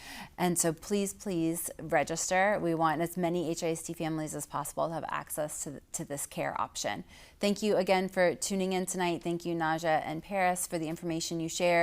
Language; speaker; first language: English; native; English